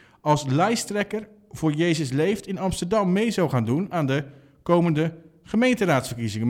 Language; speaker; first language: Dutch; native; Dutch